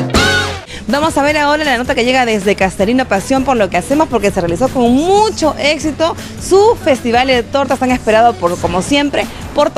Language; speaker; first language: Spanish; native; Spanish